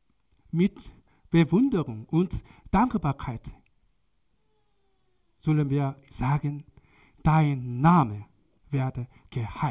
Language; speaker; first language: German; non-native, learner; Korean